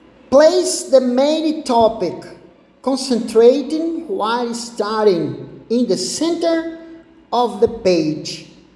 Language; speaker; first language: English; non-native, fluent; Portuguese